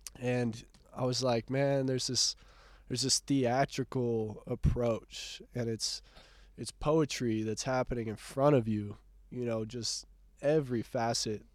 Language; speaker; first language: English; native; English